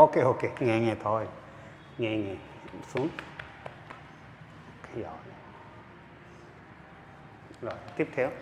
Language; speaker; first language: Vietnamese; non-native, learner; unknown